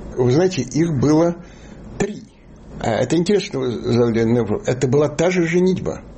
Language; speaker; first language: Russian; native; Russian